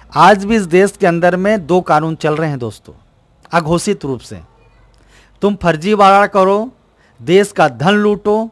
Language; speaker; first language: Hindi; native; Hindi